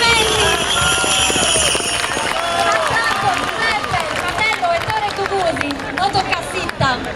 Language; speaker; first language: Italian; native; Italian